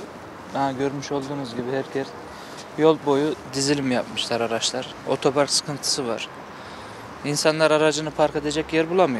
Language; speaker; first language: Turkish; native; Turkish